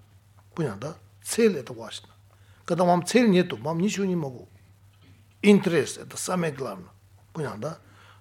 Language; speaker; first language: Russian; non-native, learner; Tibetan